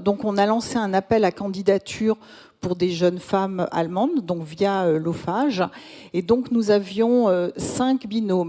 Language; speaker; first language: French; native; French